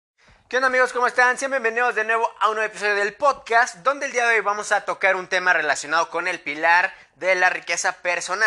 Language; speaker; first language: Spanish; native; Spanish